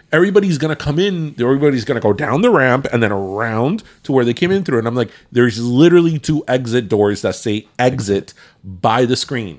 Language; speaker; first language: English; early bilingual, other home language; Spanish